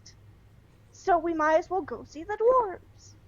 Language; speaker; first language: English; native; English